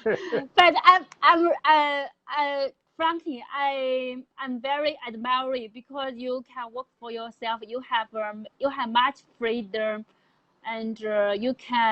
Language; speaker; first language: English; non-native, learner; Chinese